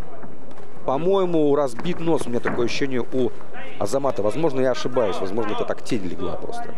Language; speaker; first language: Russian; native; Russian